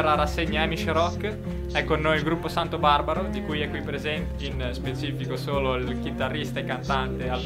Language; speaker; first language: Italian; native; Italian